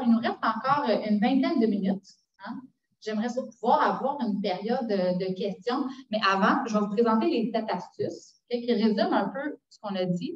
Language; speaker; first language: French; native; French